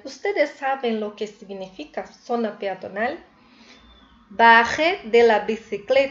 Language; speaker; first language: Spanish; non-native, fluent; Portuguese